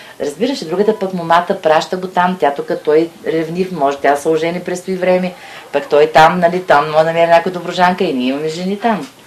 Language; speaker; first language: Bulgarian; native; Bulgarian